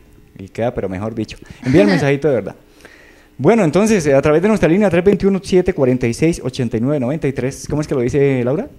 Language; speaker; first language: Spanish; native; Spanish